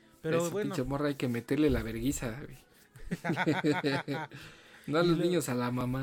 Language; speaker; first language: Spanish; native; Spanish